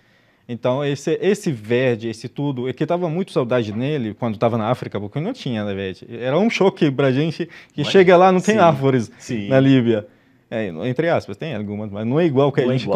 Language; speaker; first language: Portuguese; non-native, fluent; Arabic